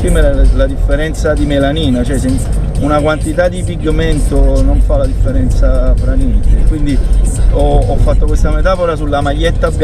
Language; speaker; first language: Italian; native; Italian